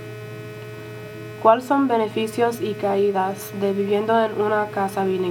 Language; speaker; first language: Spanish; early bilingual, heritage; Spanish